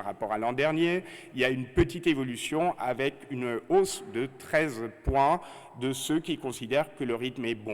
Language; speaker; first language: French; native; French